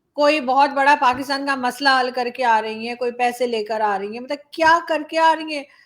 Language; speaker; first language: Urdu; native; Urdu